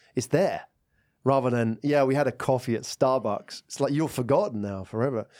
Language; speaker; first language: English; native; English